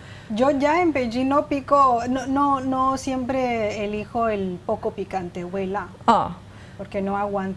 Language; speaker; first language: Spanish; non-native, fluent; Chinese